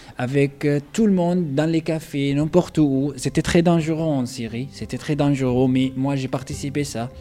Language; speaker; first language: French; non-native, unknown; Arabic